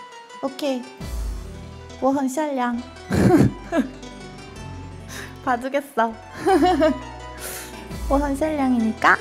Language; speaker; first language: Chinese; non-native, learner; Korean